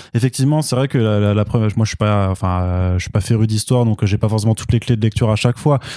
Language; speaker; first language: French; native; French